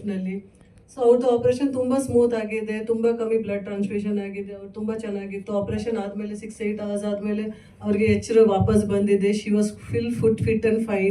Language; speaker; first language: Kannada; non-native, fluent; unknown